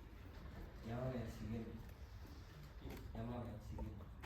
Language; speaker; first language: Spanish; non-native, learner; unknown